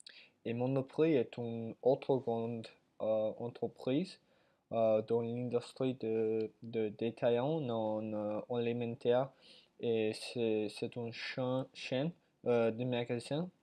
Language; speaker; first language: French; non-native, learner; English